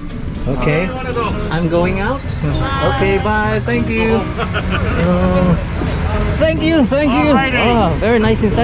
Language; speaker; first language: English; non-native, local second language; Filipino